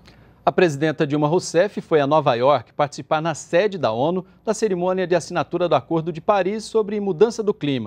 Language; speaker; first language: Portuguese; native; Portuguese